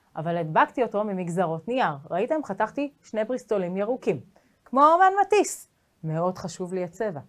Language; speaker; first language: Hebrew; native; Hebrew